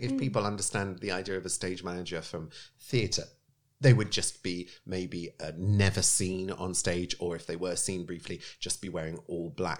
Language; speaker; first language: English; native; English